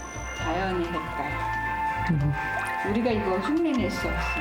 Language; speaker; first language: Korean; native; Korean